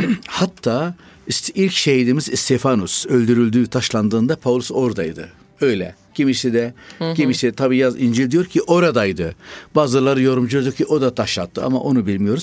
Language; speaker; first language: Turkish; non-native, fluent; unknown